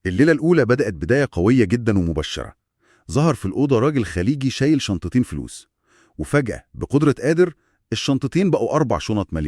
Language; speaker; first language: Arabic; native; Arabic